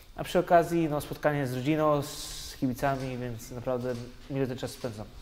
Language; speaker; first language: Polish; native; Polish